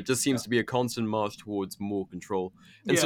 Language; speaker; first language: English; native; English